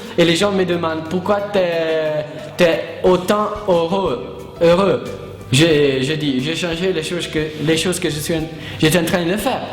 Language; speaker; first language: French; non-native, learner; Italian